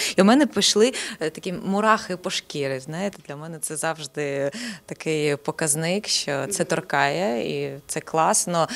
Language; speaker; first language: Ukrainian; native; Ukrainian